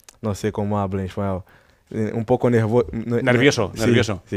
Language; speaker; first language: Spanish; non-native, learner; Portuguese